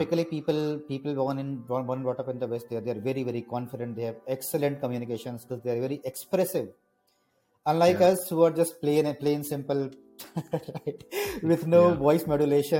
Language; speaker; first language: English; non-native, local second language; Hindi